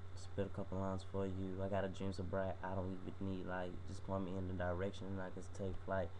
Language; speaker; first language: English; native; English